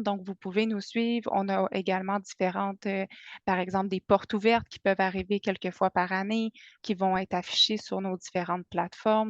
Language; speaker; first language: French; native; French